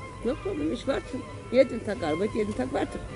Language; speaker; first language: German; non-native, learner; Turkish